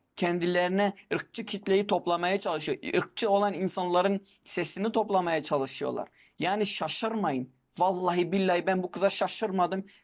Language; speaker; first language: Turkish; non-native, local second language; Kurdish